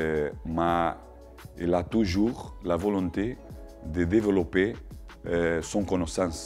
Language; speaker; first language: French; non-native, learner; Portuguese